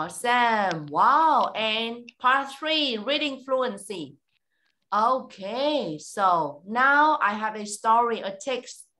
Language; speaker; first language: English; non-native, fluent; Vietnamese